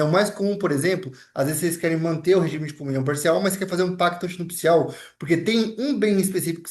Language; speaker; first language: Portuguese; native; Portuguese